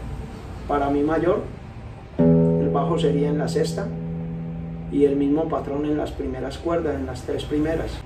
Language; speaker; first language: Spanish; native; Spanish